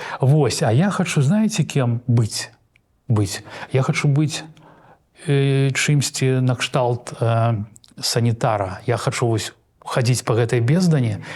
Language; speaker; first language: Belarusian; non-native, local second language; Russian